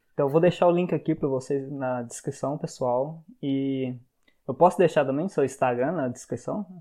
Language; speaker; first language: Portuguese; native; Portuguese